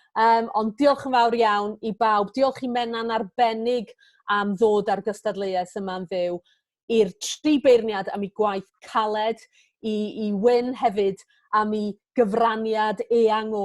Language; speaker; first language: Welsh; native; Welsh